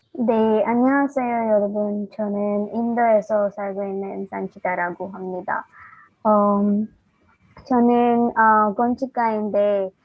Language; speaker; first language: Korean; non-native, learner; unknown